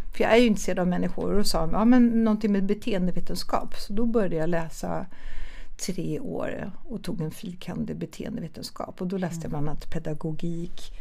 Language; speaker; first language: Swedish; early bilingual, other home language; German